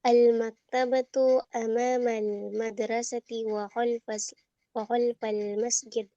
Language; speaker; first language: Arabic; non-native, learner; Indonesian